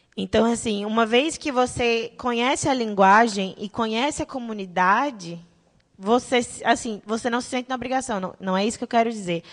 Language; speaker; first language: Portuguese; native; Portuguese